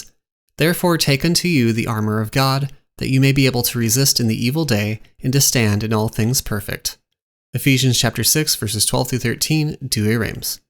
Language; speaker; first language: English; native; English